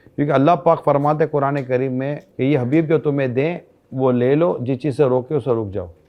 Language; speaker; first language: Urdu; native; Urdu